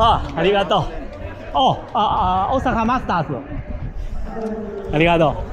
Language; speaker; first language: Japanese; non-native, learner; Chinese